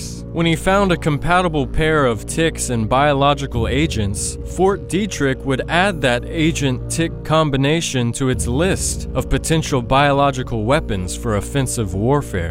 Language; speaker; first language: English; native; English